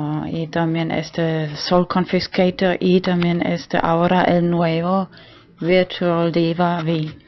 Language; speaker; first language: Spanish; non-native, fluent; German